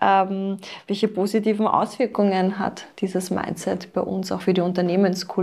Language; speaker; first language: German; native; German